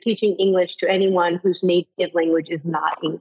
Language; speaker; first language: English; native; English